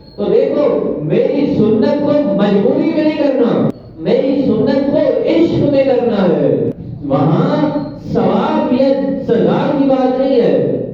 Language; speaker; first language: Urdu; non-native, local second language; Punjabi